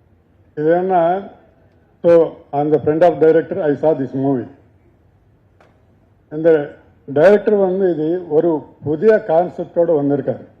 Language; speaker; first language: Tamil; non-native, learner; Telugu